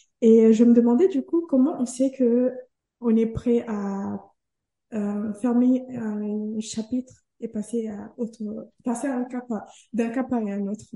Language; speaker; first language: French; non-native, local second language; Ngazidja Comorian